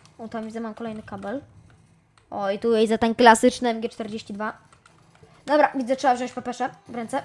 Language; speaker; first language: Polish; native; Polish